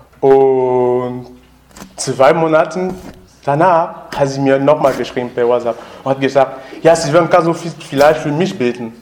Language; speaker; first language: German; non-native, learner; French